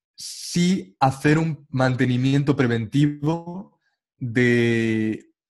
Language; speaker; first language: Spanish; native; Spanish